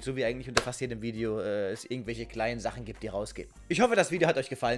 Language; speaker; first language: German; native; German